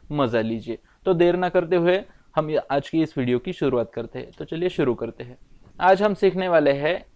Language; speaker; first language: Hindi; non-native, local second language; Marathi